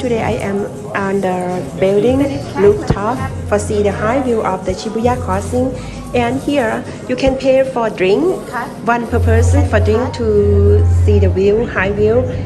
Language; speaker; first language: English; non-native, learner; Thai